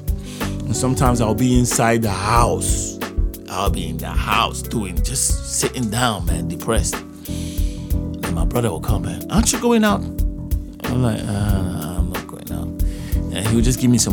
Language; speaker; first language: English; non-native, local second language; Yoruba